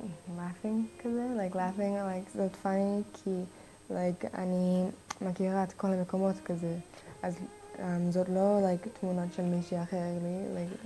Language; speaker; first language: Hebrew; non-native, learner; English